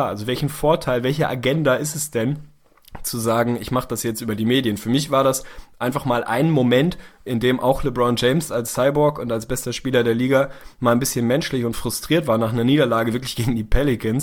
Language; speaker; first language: German; native; German